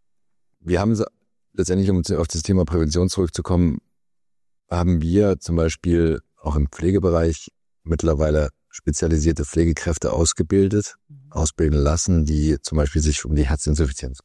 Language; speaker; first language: German; native; German